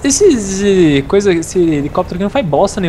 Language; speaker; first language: Portuguese; native; Portuguese